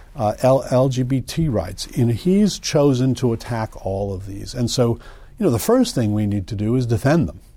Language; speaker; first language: English; native; English